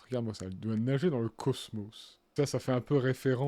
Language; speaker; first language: French; native; French